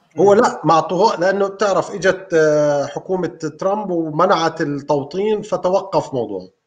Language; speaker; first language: Arabic; native; Arabic